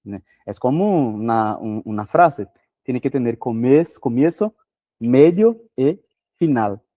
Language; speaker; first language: Spanish; non-native, fluent; Portuguese